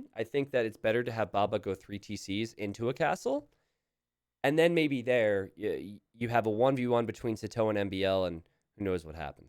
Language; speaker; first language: English; native; English